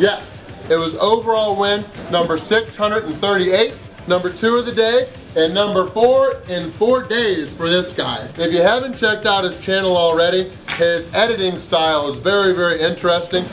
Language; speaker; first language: English; native; English